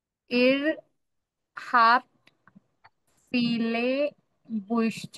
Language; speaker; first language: German; non-native, learner; Marathi